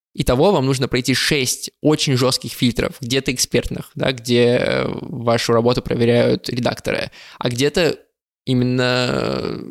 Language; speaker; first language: Russian; native; Russian